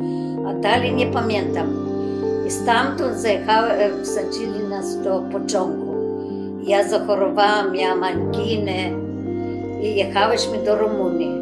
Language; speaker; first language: Polish; early bilingual, other home language; Macedonian